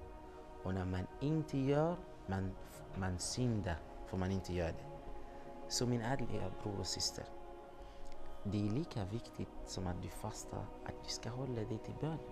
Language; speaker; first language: Swedish; non-native, fluent; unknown